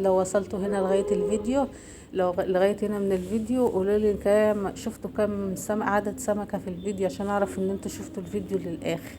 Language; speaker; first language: Arabic; native; Arabic